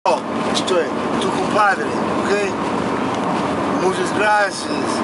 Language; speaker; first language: Spanish; non-native, learner; English